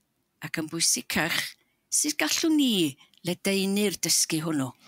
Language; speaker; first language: Welsh; native; Welsh